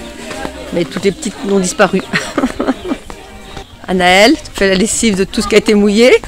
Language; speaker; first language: French; native; French